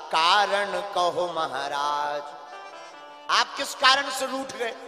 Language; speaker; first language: Hindi; native; Hindi